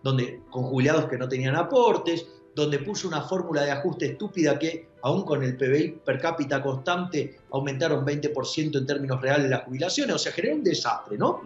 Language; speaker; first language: Spanish; native; Spanish